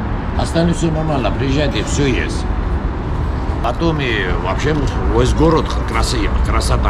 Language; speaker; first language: Russian; non-native, fluent; Georgian